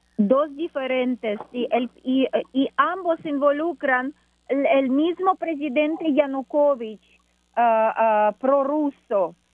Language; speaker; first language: Spanish; non-native, fluent; Ukrainian